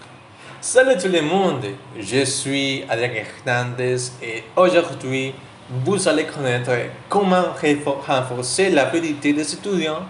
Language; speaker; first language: French; non-native, learner; Spanish